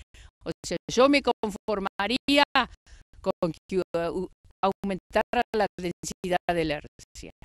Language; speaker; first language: Spanish; native; Spanish